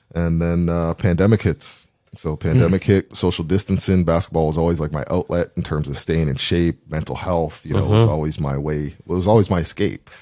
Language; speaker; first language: English; native; English